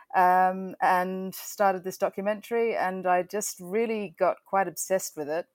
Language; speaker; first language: English; native; English